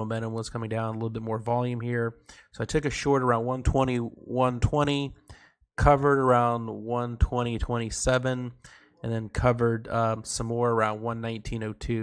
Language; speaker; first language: English; native; English